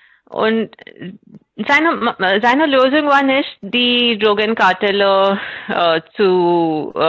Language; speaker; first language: German; non-native, fluent; Marathi